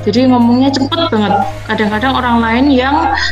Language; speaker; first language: Indonesian; native; Indonesian